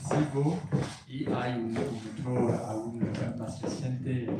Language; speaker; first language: Spanish; non-native, fluent; French